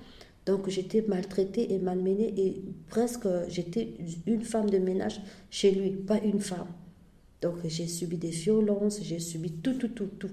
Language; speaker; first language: French; non-native, fluent; Portuguese